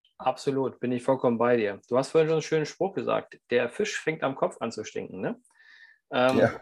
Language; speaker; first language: German; native; German